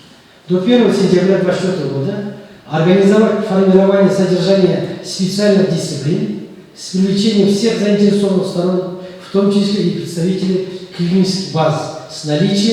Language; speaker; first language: Russian; non-native, local second language; Kazakh